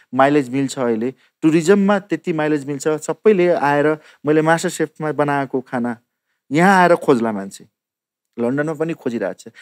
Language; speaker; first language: Nepali; non-native, local second language; Maithili